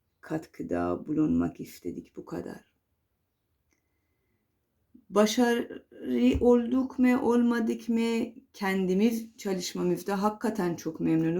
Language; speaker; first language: Turkish; non-native, fluent; Persian